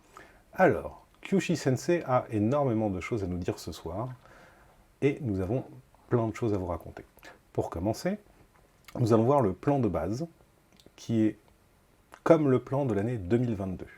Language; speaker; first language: French; native; French